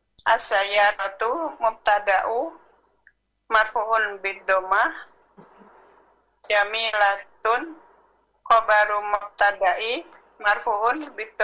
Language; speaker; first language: Arabic; non-native, learner; Indonesian